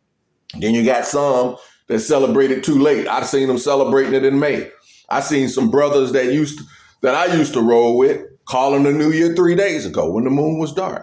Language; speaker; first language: English; native; English